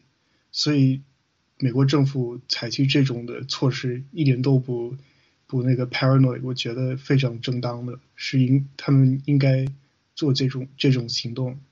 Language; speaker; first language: Chinese; non-native, fluent; English